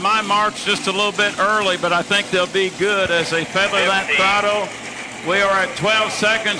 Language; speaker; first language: English; native; English